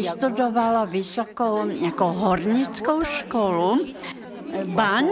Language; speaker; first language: Czech; non-native, fluent; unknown